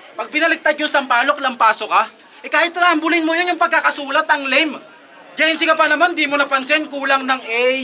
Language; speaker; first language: Filipino; native; Filipino